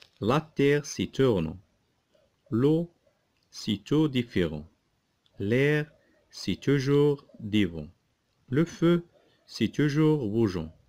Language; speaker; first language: French; non-native, local second language; Arabic